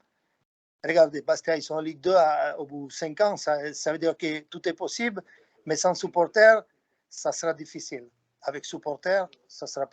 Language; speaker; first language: French; non-native, fluent; Slovak